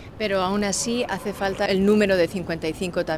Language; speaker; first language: Spanish; native; Spanish